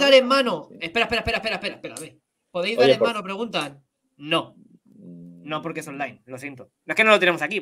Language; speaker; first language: Spanish; native; Spanish